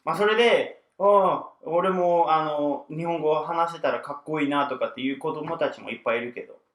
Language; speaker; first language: Japanese; early bilingual, heritage; Japanese